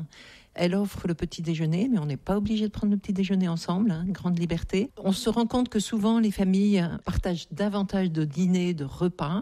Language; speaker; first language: French; native; French